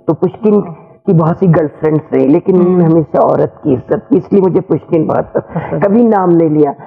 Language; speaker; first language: Hindi; native; Hindi